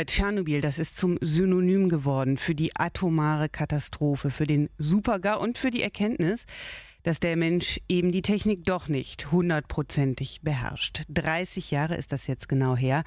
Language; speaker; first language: German; native; German